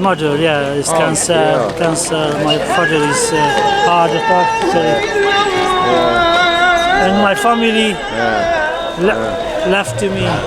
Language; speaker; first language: English; non-native, learner; Hungarian